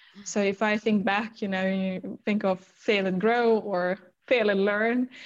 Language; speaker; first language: English; non-native, fluent; German